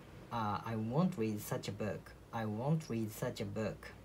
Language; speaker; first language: English; non-native, learner; Japanese